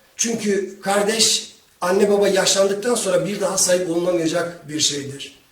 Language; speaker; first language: Turkish; non-native, local second language; Kurdish